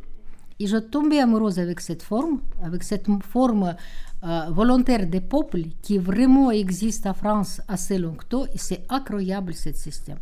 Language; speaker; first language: French; non-native, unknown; Russian